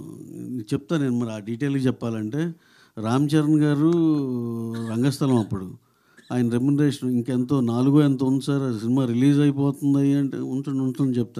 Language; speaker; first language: Telugu; native; Telugu